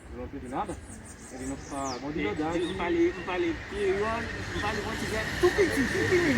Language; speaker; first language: Portuguese; non-native, learner; Haitian Creole